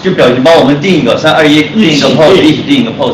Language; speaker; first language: Chinese; native; Chinese